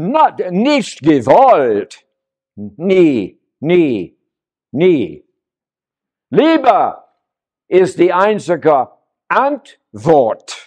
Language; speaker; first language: German; non-native, learner; English